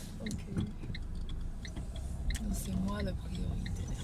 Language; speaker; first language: French; non-native, learner; Chinese